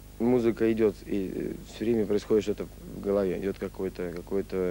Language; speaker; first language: Russian; native; Russian